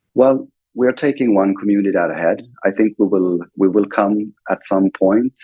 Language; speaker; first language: English; non-native, fluent; Swedish